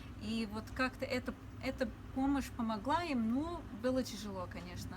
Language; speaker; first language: Russian; early bilingual, heritage; English